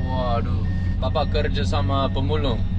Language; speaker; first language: Indonesian; non-native, learner; English